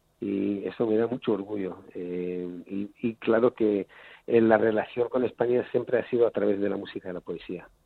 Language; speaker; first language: Spanish; non-native, fluent; Hebrew